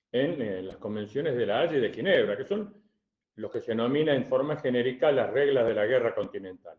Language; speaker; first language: Spanish; native; Spanish